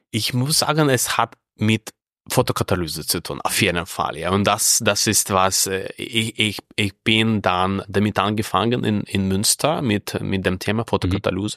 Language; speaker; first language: German; non-native, fluent; Russian